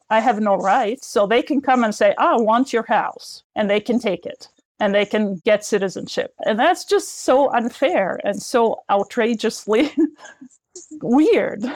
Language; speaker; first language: English; non-native, fluent; Arabic